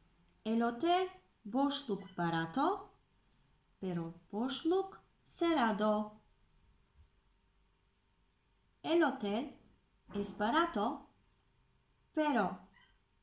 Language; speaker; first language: Spanish; non-native, fluent; Turkish